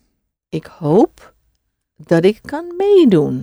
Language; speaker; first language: Dutch; non-native, fluent; English